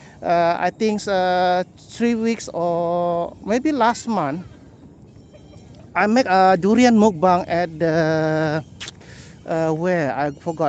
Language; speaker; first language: English; non-native, local second language; Malay